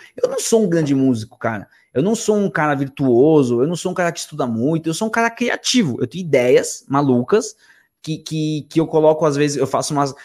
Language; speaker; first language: Portuguese; early bilingual, other home language; Spanish